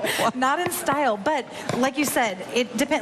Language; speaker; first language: English; native; English